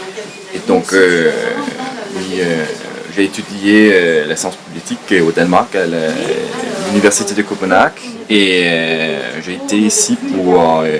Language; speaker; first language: French; non-native, fluent; Danish